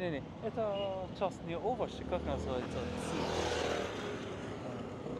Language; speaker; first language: Russian; non-native, fluent; Persian